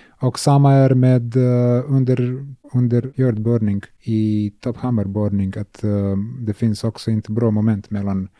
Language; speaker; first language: Swedish; non-native, learner; Serbian